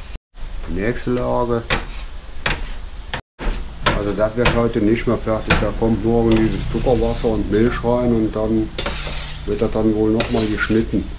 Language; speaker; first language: German; native; German